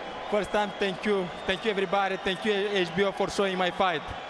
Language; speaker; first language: English; non-native, learner; Romanian